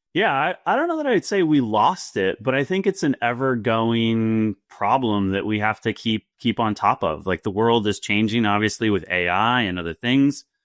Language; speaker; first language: English; native; English